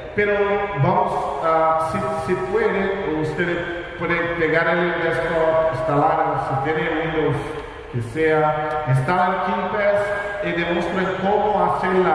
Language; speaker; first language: Spanish; non-native, fluent; Portuguese